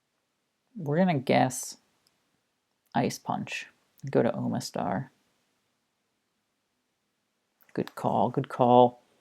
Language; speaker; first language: English; native; English